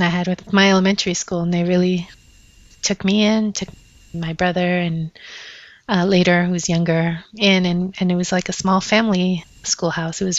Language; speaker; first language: English; early bilingual, other home language; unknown